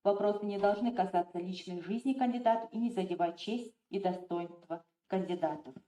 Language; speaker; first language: Russian; non-native, local second language; Kazakh